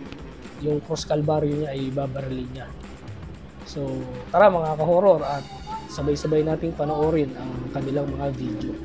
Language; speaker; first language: Filipino; native; Filipino